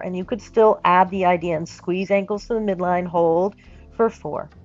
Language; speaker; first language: English; native; English